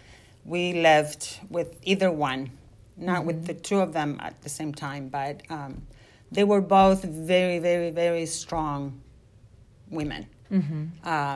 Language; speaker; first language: English; non-native, fluent; Spanish